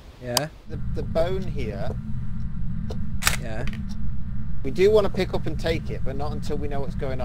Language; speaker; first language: English; native; English